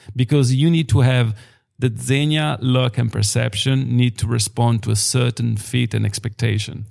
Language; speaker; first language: English; non-native, fluent; Italian